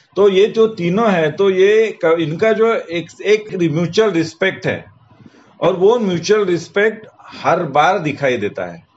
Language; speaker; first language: Hindi; non-native, local second language; Marathi